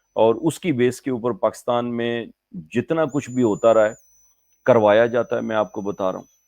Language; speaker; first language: Urdu; non-native, local second language; Punjabi